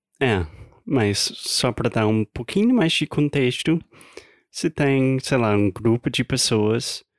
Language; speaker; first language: Portuguese; non-native, fluent; English